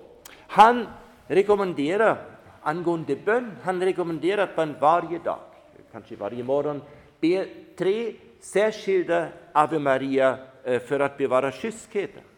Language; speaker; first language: Swedish; non-native, fluent; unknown